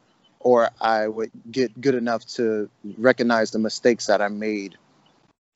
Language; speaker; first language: English; native; English